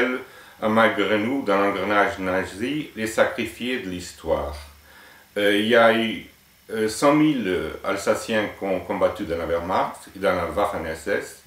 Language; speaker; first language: French; non-native, fluent; Portuguese